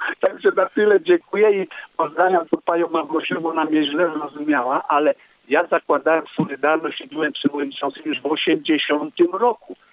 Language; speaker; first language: Polish; native; Polish